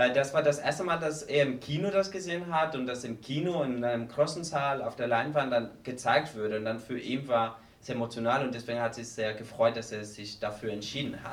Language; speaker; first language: German; non-native, fluent; Spanish